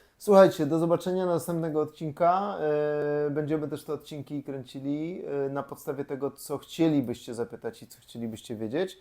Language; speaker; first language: Polish; native; Polish